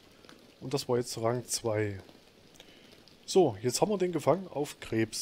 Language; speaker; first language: German; native; German